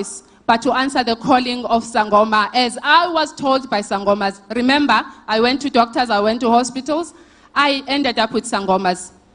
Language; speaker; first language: English; non-native, local second language; Xhosa